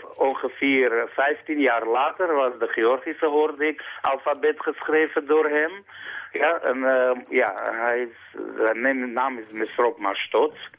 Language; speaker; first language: Dutch; non-native, fluent; Armenian